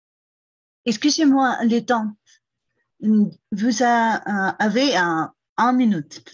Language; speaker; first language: French; non-native, fluent; Spanish